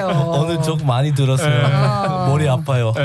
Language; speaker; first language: Korean; non-native, learner; English